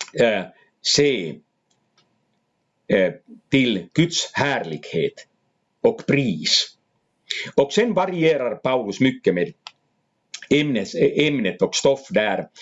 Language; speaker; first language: Swedish; non-native, fluent; Finnish